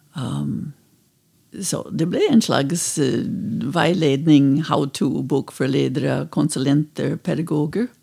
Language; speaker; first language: Norwegian; non-native, fluent; English